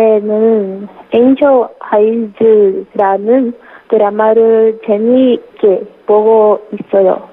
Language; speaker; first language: Korean; non-native, learner; Portuguese